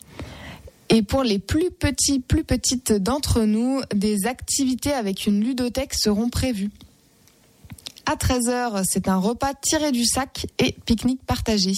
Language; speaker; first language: French; native; French